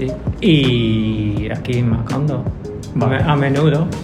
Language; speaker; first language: Spanish; non-native, learner; English